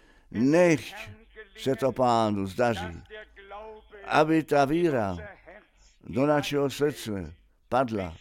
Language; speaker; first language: Czech; non-native, fluent; German